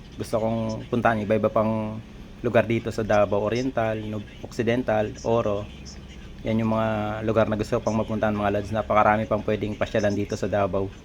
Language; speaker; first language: Filipino; non-native, local second language; Bikol